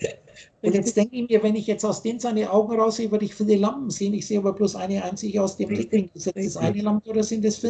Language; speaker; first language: German; native; German